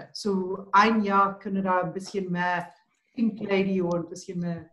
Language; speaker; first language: German; non-native, learner; Afrikaans